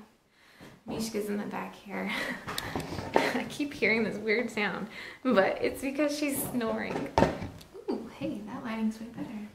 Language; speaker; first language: English; native; English